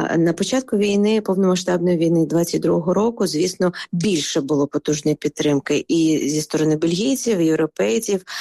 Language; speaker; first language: Ukrainian; non-native, local second language; Crimean Tatar